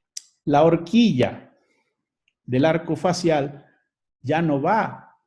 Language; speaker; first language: Spanish; native; Spanish